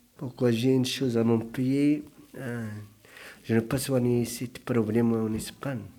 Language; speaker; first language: French; non-native, learner; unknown